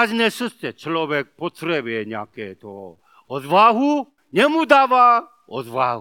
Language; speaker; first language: Czech; non-native, learner; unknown